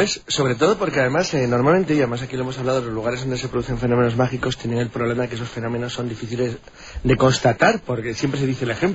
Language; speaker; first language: Spanish; native; Spanish